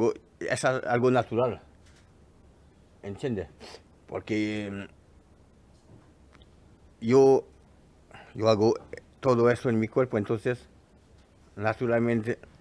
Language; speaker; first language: Spanish; non-native, learner; French